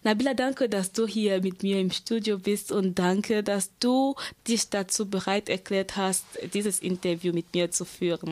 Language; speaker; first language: German; non-native, learner; Persian